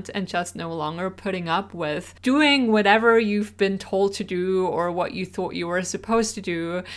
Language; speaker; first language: English; non-native, fluent; Swiss German